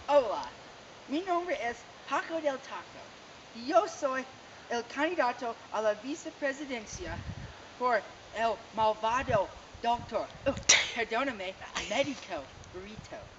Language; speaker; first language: Spanish; non-native, learner; English